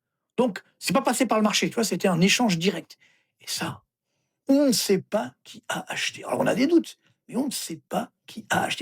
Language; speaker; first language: French; native; French